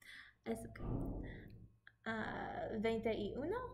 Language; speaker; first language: Spanish; non-native, learner; English